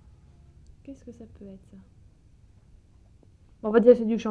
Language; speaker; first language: French; native; French